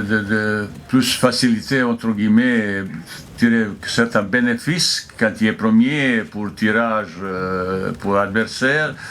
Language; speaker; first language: French; non-native, fluent; Bosnian